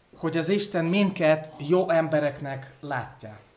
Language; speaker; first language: Hungarian; non-native, fluent; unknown